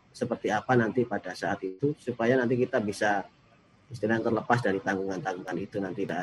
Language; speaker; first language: Indonesian; native; Indonesian